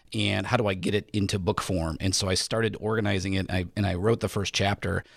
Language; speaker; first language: English; native; English